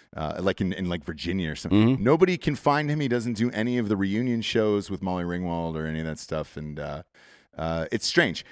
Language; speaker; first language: English; native; English